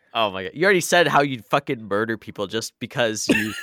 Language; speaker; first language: English; native; English